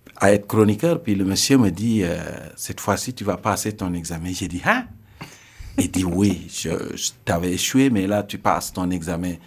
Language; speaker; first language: French; non-native, local second language; Serer